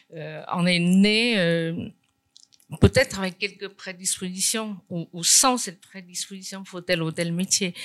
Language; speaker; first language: French; non-native, fluent; Chinese